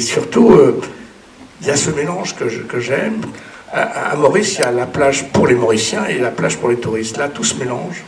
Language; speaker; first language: French; native; French